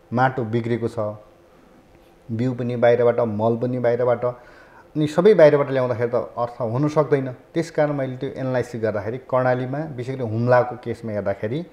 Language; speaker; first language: Nepali; native; Nepali